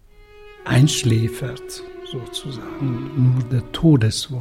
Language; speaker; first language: German; early bilingual, other home language; Russian